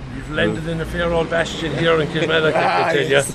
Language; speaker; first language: English; native; English